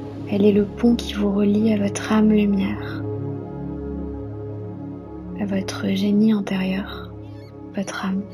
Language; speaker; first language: French; native; French